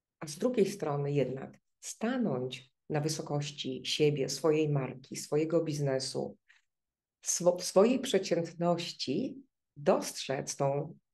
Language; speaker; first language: Polish; native; Polish